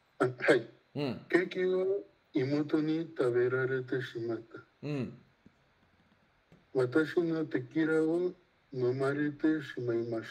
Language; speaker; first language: Japanese; non-native, learner; Spanish